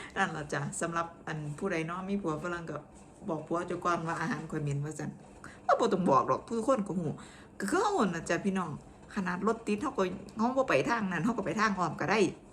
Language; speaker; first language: Thai; native; Thai